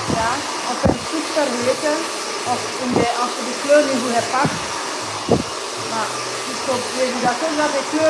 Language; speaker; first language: Dutch; non-native, learner; English